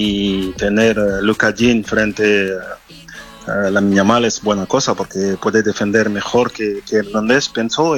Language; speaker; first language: Spanish; non-native, fluent; French